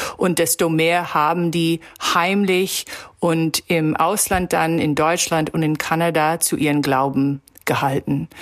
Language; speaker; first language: German; early bilingual, heritage; German